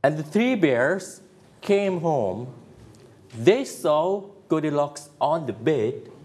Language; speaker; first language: English; non-native, fluent; Thai